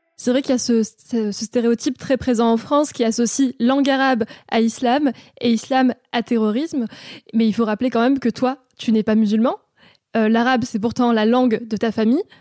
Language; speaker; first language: French; early bilingual, other home language; Arabic